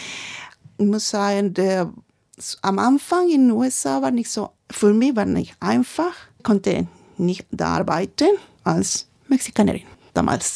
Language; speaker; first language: German; non-native, learner; Spanish